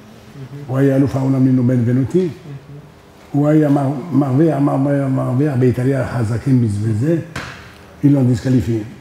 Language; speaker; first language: Hebrew; non-native, learner; French